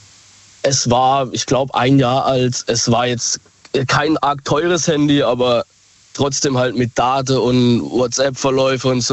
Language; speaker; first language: German; native; German